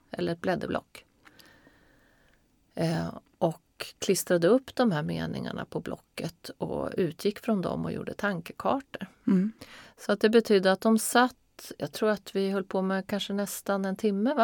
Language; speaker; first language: Swedish; native; Swedish